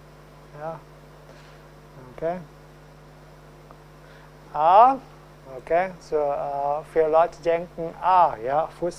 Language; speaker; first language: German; non-native, fluent; Cantonese